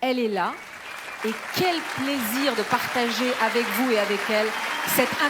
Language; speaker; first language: French; native; French